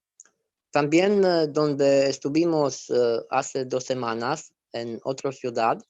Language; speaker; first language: Spanish; non-native, fluent; Romanian